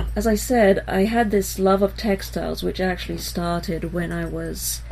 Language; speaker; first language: English; early bilingual, other home language; Hebrew